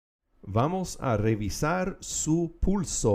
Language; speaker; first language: Spanish; non-native, fluent; English